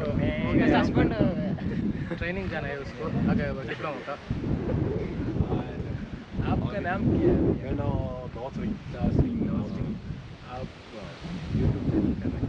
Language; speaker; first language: Hindi; non-native, local second language; Tibetan